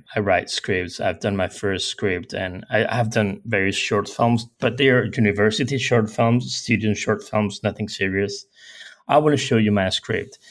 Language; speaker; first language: English; non-native, fluent; Spanish